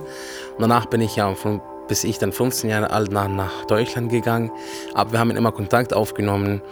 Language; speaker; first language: German; non-native, fluent; Arabic